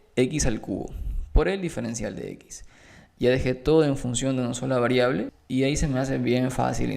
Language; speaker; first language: Spanish; native; Spanish